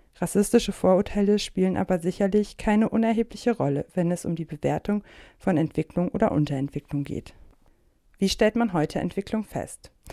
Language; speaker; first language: German; native; German